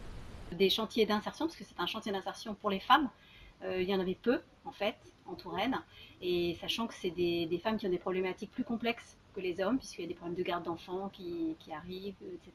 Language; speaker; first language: French; native; French